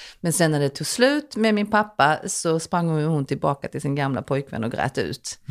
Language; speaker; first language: Swedish; early bilingual, other home language; Korean